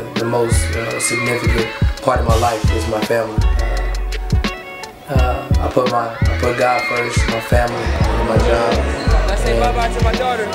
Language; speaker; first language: English; native; English